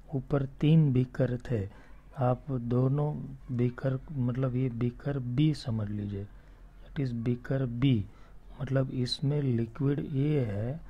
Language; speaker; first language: Hindi; non-native, local second language; Gujarati